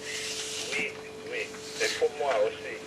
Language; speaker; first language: French; non-native, fluent; English